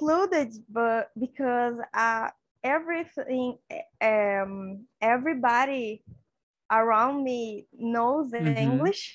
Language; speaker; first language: English; non-native, learner; Portuguese